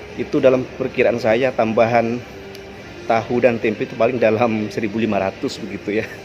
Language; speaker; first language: Indonesian; non-native, local second language; Madurese